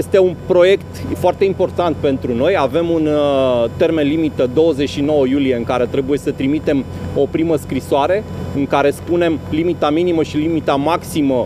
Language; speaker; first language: Romanian; native; Romanian